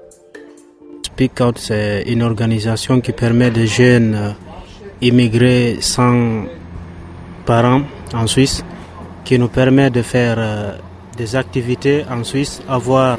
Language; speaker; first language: French; non-native, local second language; Fula